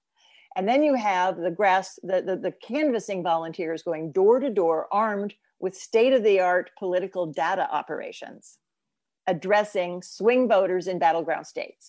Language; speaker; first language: English; native; English